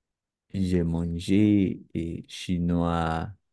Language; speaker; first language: French; non-native, learner; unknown